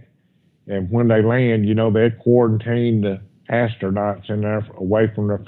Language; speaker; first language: English; native; English